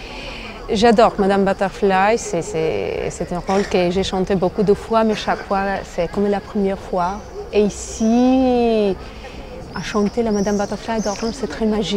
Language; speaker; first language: French; non-native, fluent; Albanian